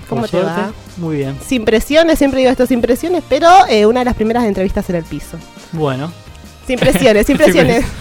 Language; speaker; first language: Spanish; native; Spanish